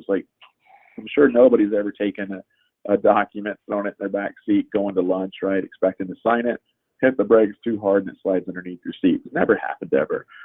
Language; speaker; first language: English; native; English